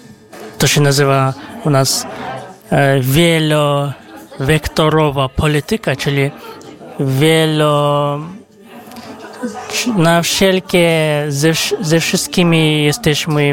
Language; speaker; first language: Polish; non-native, fluent; Kazakh